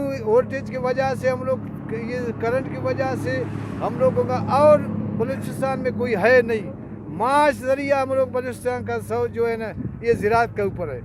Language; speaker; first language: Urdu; non-native, local second language; Baluchi